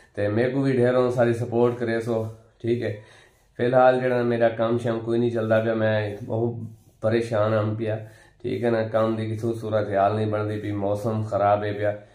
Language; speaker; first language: Punjabi; non-native, local second language; Saraiki